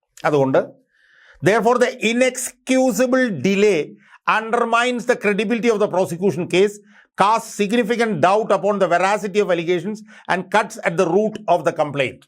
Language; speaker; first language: English; non-native, local second language; Malayalam